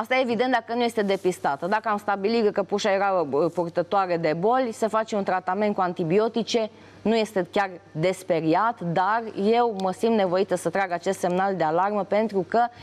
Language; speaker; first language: Romanian; native; Romanian